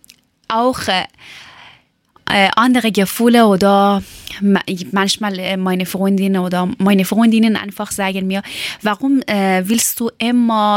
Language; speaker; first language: German; non-native, learner; Persian